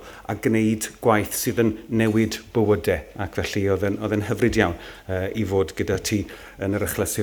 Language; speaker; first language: Welsh; native; Welsh